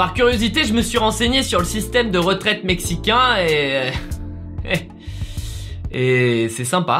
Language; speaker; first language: French; native; French